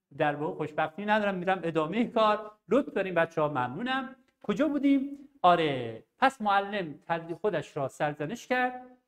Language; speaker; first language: Persian; non-native, local second language; Arabic